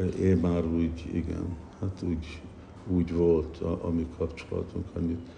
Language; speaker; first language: Hungarian; early bilingual, heritage; Hungarian